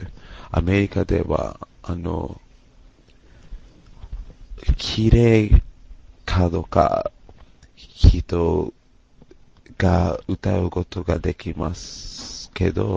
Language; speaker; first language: Japanese; non-native, learner; English